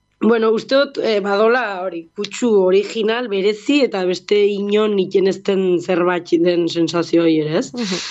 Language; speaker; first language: Basque; native; Basque